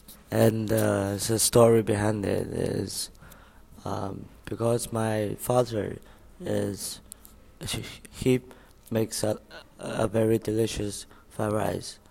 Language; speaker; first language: English; non-native, learner; Chinese